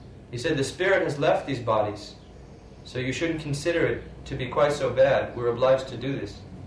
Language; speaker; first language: English; native; English